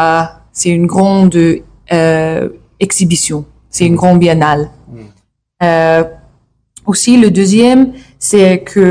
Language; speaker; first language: French; non-native, learner; English